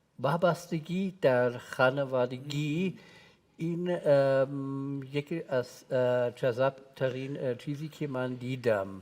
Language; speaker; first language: Persian; non-native, learner; German